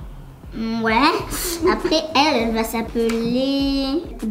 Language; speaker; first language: French; native; French